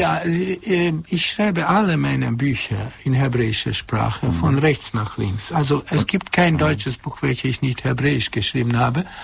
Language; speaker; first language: German; non-native, learner; Hungarian